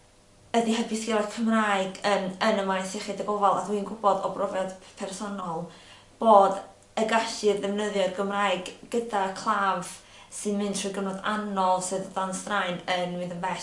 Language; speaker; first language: Welsh; native; Welsh